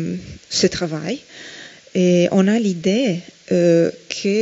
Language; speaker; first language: French; non-native, fluent; Portuguese